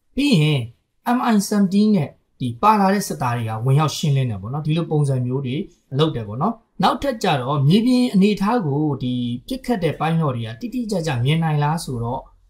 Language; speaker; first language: Burmese; native; Burmese